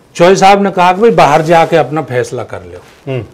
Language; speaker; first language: Hindi; native; Hindi